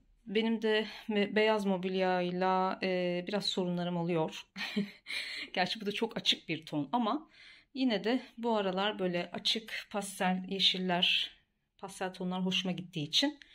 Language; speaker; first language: Turkish; native; Turkish